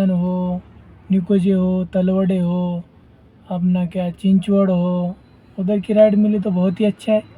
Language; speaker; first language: Hindi; non-native, local second language; Marathi